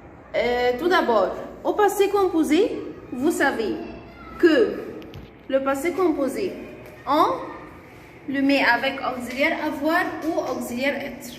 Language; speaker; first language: French; non-native, fluent; Arabic